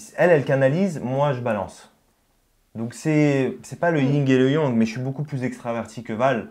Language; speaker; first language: French; early bilingual, other home language; Russian